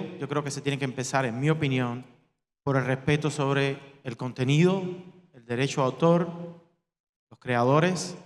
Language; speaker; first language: Spanish; native; Spanish